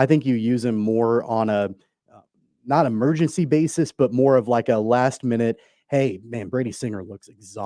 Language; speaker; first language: English; native; English